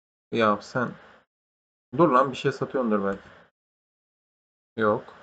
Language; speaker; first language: Turkish; native; Turkish